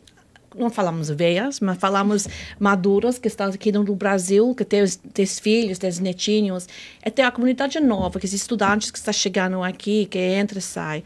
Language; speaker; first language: Portuguese; non-native, fluent; English